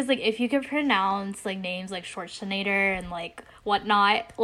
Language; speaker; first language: English; early bilingual, other home language; Bangla